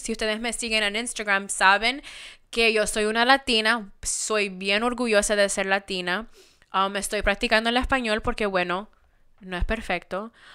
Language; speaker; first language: Spanish; early bilingual, heritage; Spanish